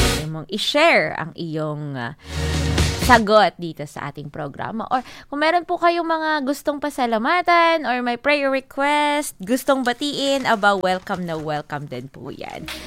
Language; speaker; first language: Filipino; non-native, local second language; Hiligaynon